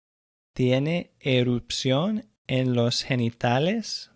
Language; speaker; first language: Spanish; non-native, fluent; English